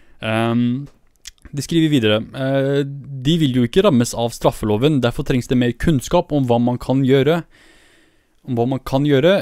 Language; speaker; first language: Norwegian; early bilingual, other home language; Kurdish